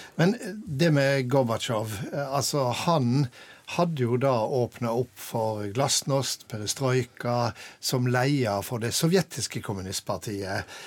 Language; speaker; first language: Norwegian; native; Norwegian